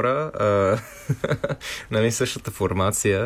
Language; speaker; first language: Bulgarian; non-native, fluent; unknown